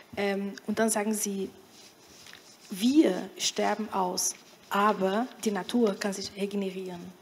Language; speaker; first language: German; non-native, fluent; Portuguese